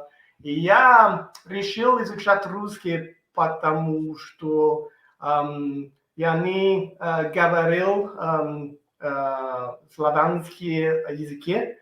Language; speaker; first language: Russian; non-native, learner; Italian